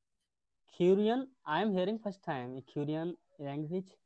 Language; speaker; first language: English; non-native, learner; Hindi